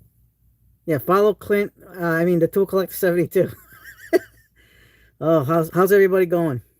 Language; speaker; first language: English; native; English